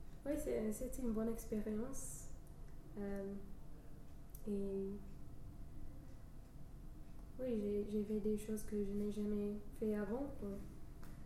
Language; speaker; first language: French; non-native, fluent; English